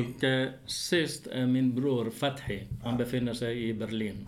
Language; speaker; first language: Swedish; non-native, fluent; Arabic